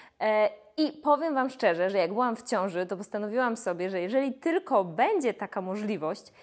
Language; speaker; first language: Polish; native; Polish